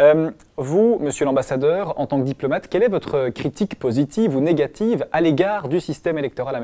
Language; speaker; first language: French; native; French